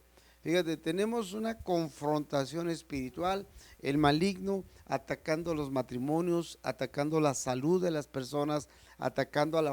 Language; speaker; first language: Spanish; native; Spanish